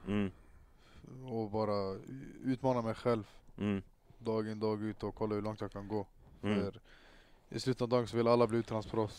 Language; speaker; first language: Swedish; early bilingual, other home language; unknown